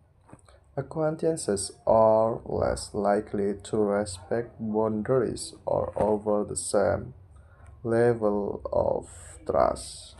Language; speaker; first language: English; non-native, learner; Indonesian